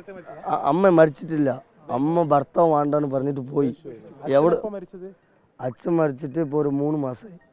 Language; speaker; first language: Malayalam; non-native, local second language; Tamil